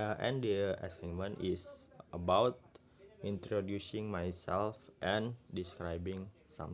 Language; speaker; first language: English; non-native, learner; Indonesian